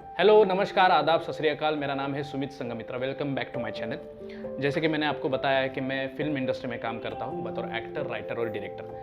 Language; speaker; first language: Hindi; non-native, local second language; Marathi